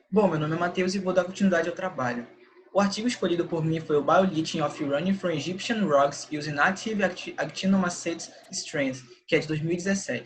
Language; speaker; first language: Portuguese; native; Portuguese